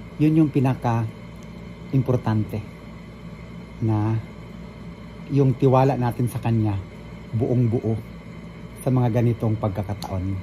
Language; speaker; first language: Filipino; native; Filipino